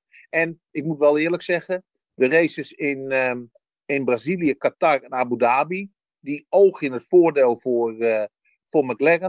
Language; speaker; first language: Dutch; native; Dutch